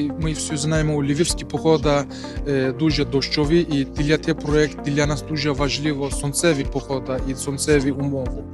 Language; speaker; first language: Ukrainian; non-native, learner; Turkish